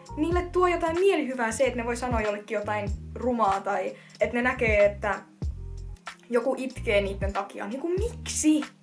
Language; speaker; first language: Finnish; early bilingual, other home language; Russian